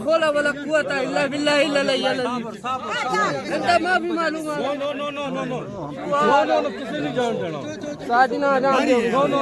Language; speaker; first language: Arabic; non-native, learner; Punjabi